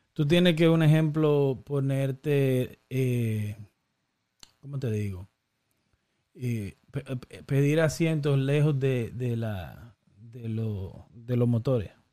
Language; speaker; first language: Spanish; native; Spanish